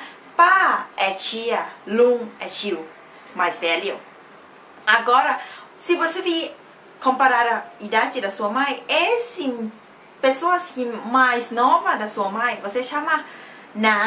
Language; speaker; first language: Portuguese; non-native, fluent; Thai